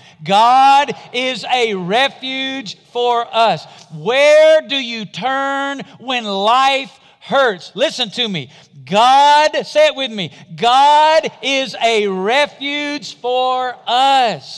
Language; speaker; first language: English; native; English